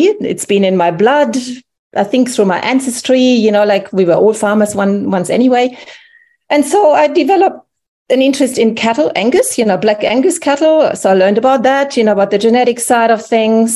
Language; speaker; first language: English; non-native, fluent; German